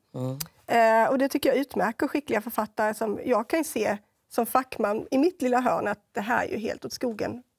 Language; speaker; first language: Swedish; native; Swedish